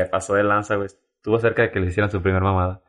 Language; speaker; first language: Spanish; native; Spanish